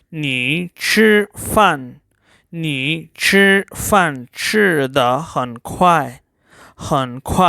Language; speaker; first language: Chinese; non-native, fluent; Urdu